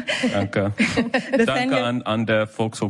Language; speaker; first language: German; non-native, learner; English